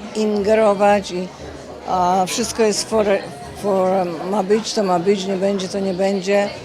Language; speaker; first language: Polish; native; Polish